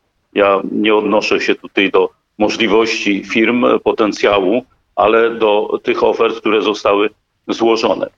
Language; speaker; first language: Polish; native; Polish